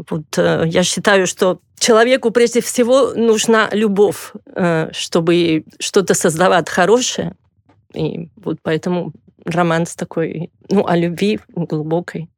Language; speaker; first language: Russian; non-native, fluent; Catalan